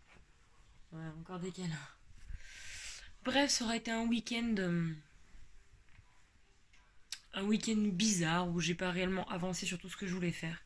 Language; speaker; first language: French; native; French